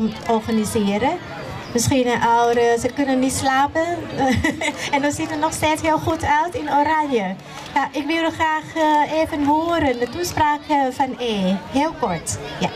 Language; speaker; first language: Dutch; non-native, learner; Thai